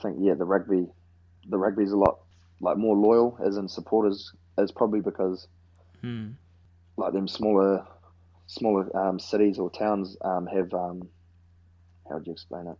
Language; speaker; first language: English; native; English